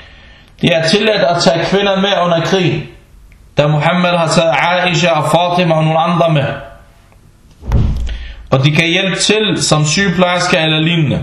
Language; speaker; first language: Danish; early bilingual, other home language; Arabic